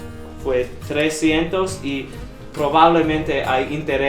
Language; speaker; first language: Spanish; non-native, learner; English